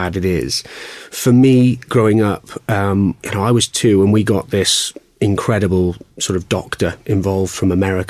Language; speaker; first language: English; native; English